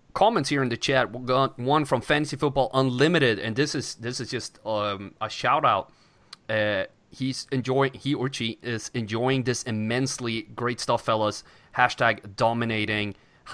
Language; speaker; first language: English; non-native, fluent; Swedish